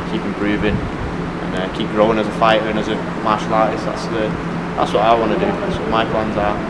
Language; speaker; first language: English; native; English